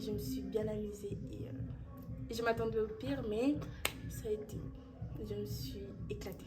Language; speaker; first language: French; native; French